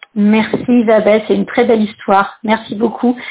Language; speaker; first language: French; native; French